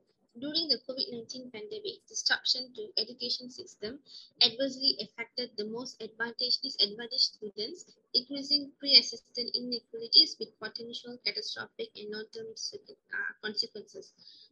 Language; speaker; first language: English; non-native, local second language; Malay